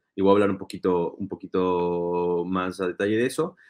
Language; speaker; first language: Spanish; native; Spanish